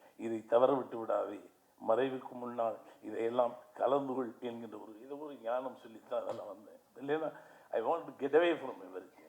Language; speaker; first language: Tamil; native; Tamil